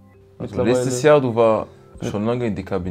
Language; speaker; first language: German; non-native, learner; French